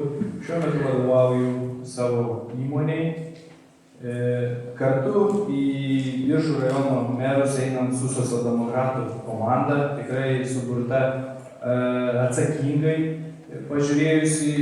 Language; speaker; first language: Lithuanian; native; Lithuanian